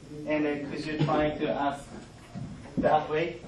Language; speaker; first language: English; non-native, fluent; Japanese